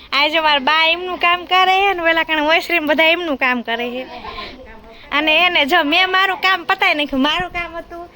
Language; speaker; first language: Gujarati; native; Gujarati